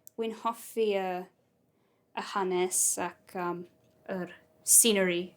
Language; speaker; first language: Welsh; non-native, learner; English